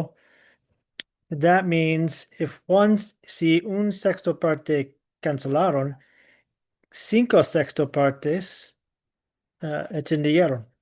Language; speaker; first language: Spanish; non-native, fluent; English